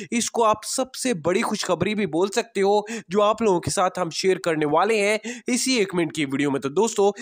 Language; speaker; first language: Urdu; native; Urdu